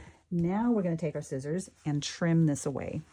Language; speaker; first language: English; native; English